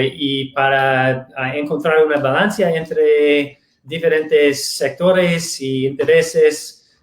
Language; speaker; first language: Spanish; non-native, fluent; English